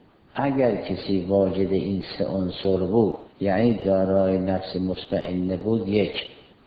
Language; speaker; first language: Persian; native; Persian